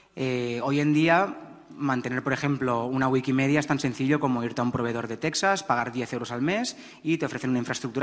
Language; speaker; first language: Spanish; non-native, local second language; Catalan